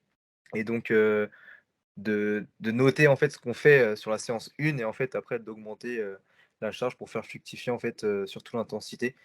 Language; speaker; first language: French; native; French